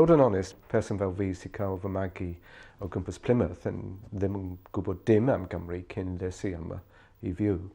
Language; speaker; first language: Welsh; non-native, fluent; English